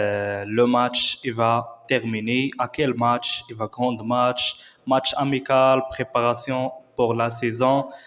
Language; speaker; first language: French; non-native, learner; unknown